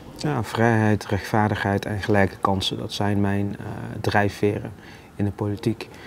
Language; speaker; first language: Dutch; early bilingual, other home language; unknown